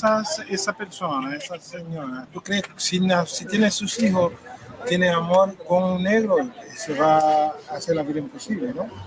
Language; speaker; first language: Spanish; non-native, learner; Haitian Creole